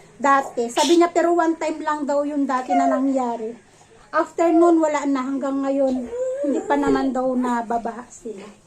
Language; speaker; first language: Filipino; native; Filipino